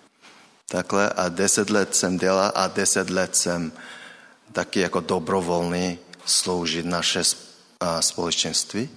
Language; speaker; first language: Czech; non-native, learner; Mongolian